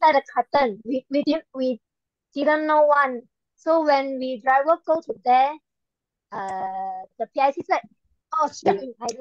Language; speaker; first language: English; non-native, learner; Malay